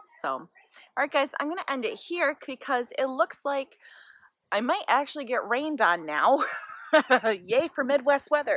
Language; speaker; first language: English; native; English